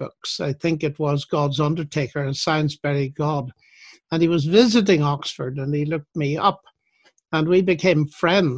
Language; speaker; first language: English; native; English